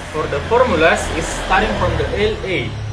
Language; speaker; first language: English; non-native, learner; Indonesian